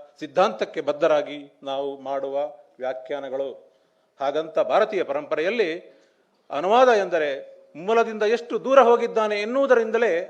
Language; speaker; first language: Kannada; native; Kannada